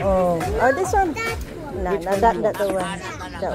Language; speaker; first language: English; non-native, learner; Filipino